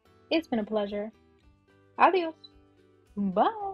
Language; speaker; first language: English; native; English